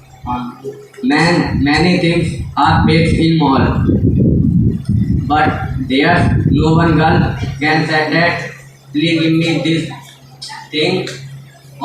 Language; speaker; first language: English; non-native, learner; Hindi